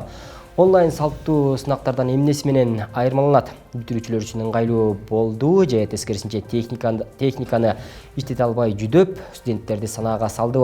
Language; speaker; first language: Kyrgyz; native; Kyrgyz